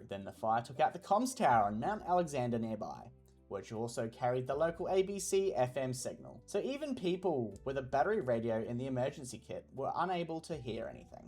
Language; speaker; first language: English; native; English